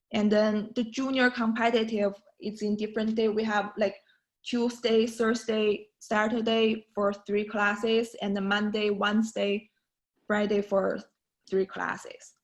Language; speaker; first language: English; non-native, learner; Chinese